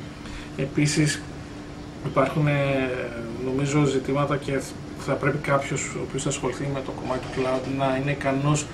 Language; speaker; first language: Greek; native; Greek